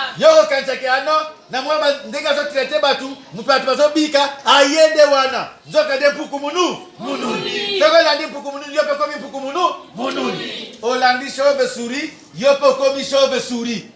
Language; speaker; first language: Lingala; non-native, local second language; Kongo